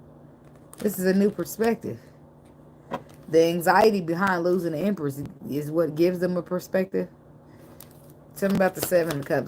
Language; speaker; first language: English; native; English